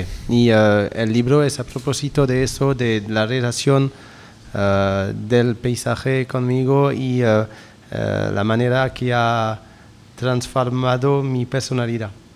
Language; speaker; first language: Spanish; non-native, learner; French